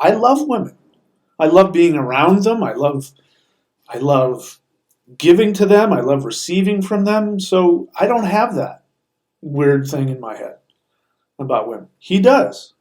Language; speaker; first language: English; native; English